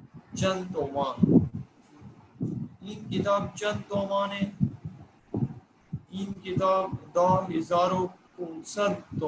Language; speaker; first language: Persian; non-native, learner; Urdu